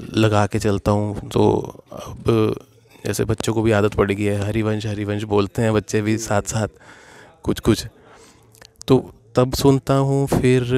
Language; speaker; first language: Hindi; native; Hindi